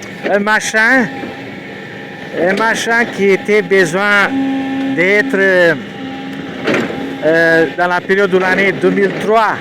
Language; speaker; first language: French; non-native, learner; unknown